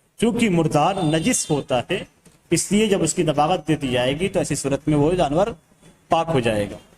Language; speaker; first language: Urdu; native; Urdu